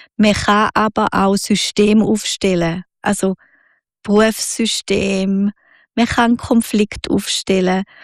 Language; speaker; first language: German; native; German